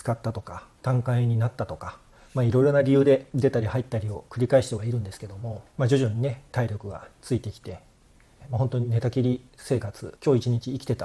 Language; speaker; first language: Japanese; native; Japanese